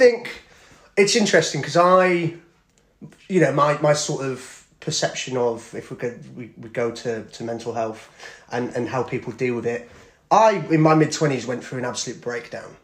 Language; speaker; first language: English; native; English